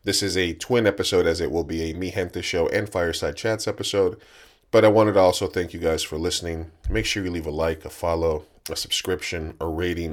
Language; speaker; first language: English; native; English